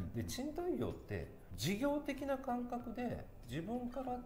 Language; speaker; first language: Japanese; native; Japanese